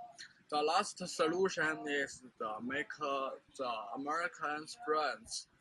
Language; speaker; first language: English; non-native, learner; Chinese